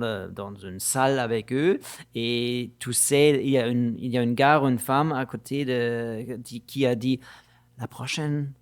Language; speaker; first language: French; non-native, fluent; German